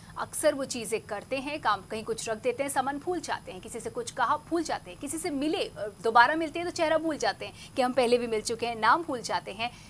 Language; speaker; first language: Hindi; native; Hindi